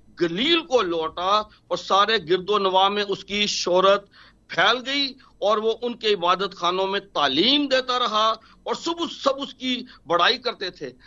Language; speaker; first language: Urdu; non-native, local second language; Punjabi